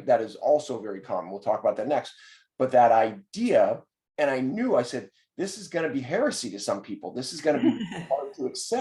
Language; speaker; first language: English; native; English